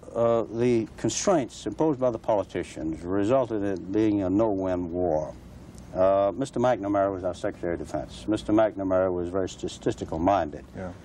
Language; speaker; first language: English; native; English